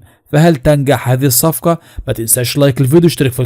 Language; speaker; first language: Arabic; native; Arabic